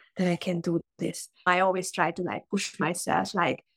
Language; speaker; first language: English; non-native, fluent; Hungarian